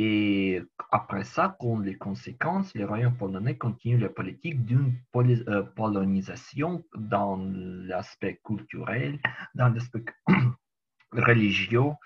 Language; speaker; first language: French; non-native, learner; Ukrainian